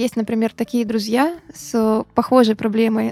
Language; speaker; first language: Russian; native; Russian